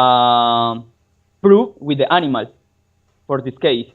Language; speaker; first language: English; non-native, learner; Spanish